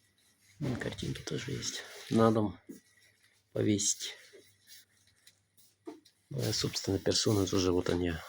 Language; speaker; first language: Russian; non-native, local second language; Yakut